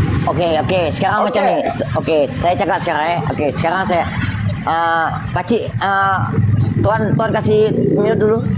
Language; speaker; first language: Malay; native; Malay